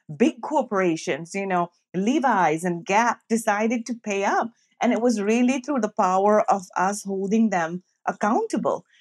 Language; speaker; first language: English; non-native, local second language; Urdu